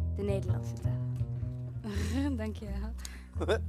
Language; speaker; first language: Dutch; early bilingual, other home language; Kinyarwanda